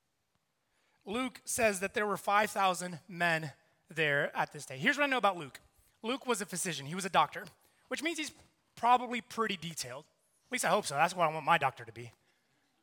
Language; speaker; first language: English; native; English